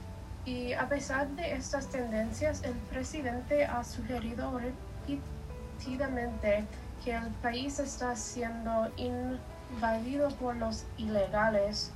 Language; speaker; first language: Spanish; non-native, learner; English